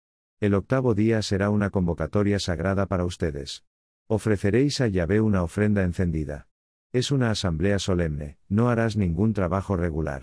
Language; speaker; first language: Spanish; native; Spanish